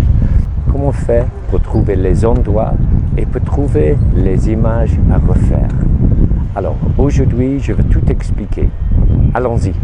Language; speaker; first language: French; non-native, fluent; English